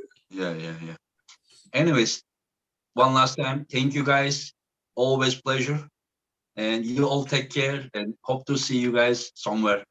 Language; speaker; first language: English; non-native, fluent; Turkish